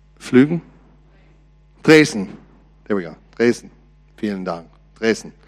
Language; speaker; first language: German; non-native, learner; English